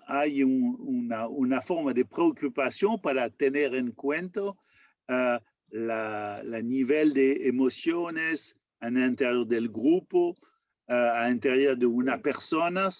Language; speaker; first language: Spanish; non-native, learner; French